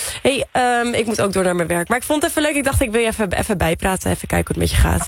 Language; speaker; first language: Dutch; native; Dutch